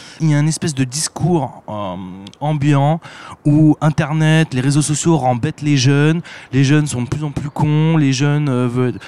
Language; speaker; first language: French; native; French